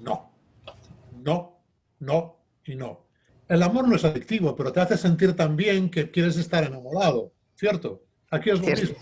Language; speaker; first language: Spanish; native; Spanish